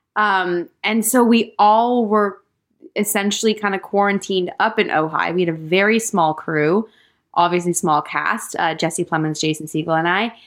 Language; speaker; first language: English; native; English